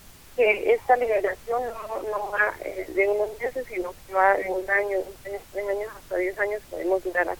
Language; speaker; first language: Spanish; native; Spanish